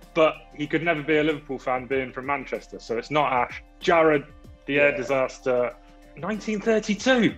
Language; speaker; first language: English; native; English